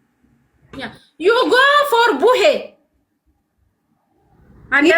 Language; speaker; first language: English; non-native, learner; Amharic